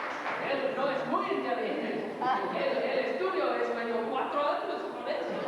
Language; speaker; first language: Spanish; non-native, learner; English